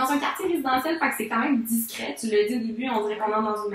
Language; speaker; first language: French; native; French